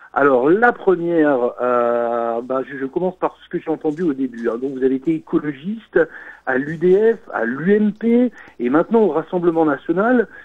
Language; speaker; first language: French; native; French